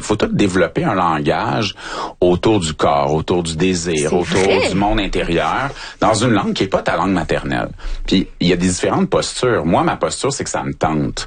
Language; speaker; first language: French; native; French